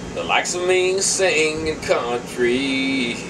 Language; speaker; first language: English; native; English